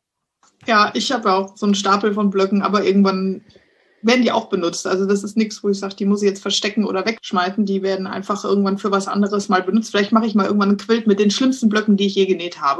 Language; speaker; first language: German; native; German